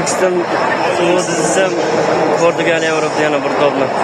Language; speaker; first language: Uzbek; non-native, learner; Uyghur